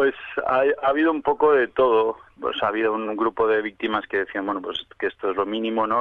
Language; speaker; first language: Spanish; native; Spanish